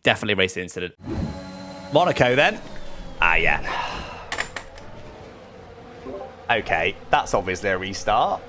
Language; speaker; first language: English; native; English